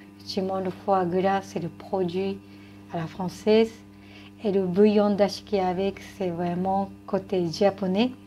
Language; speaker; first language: French; non-native, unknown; Japanese